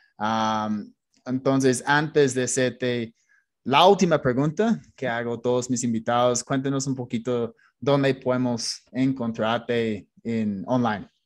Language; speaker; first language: Spanish; non-native, fluent; English